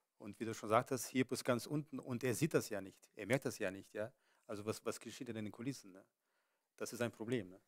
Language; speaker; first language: German; native; German